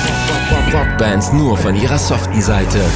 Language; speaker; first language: German; native; German